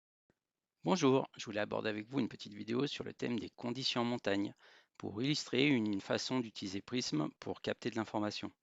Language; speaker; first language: French; native; French